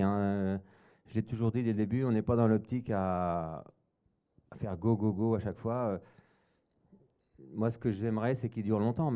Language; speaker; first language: French; native; French